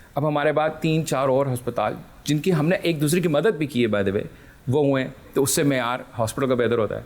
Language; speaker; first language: Urdu; early bilingual, heritage; Urdu